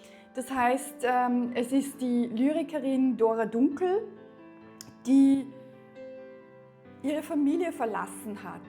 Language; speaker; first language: German; native; German